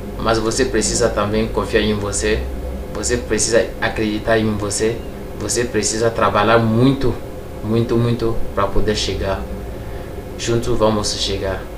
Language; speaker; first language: Portuguese; non-native, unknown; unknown